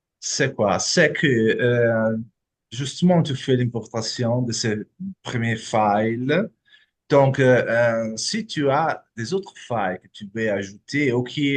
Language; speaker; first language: French; non-native, fluent; Italian